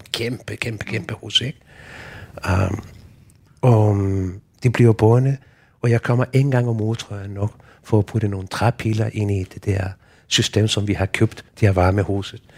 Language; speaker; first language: Danish; non-native, fluent; Spanish